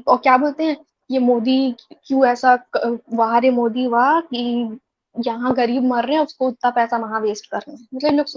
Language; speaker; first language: Hindi; native; Hindi